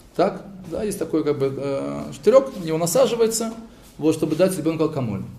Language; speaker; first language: Russian; early bilingual, heritage; Hebrew